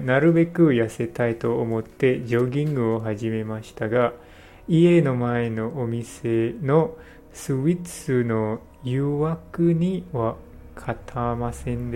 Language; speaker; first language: Japanese; non-native, learner; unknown